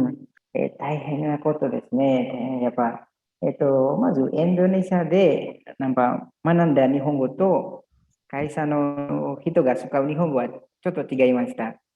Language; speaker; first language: Japanese; non-native, learner; Indonesian